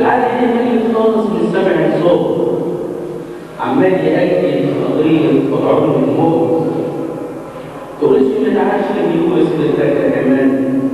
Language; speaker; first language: Arabic; native; Arabic